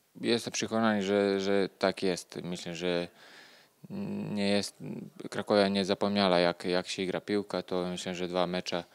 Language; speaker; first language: Polish; non-native, learner; Serbian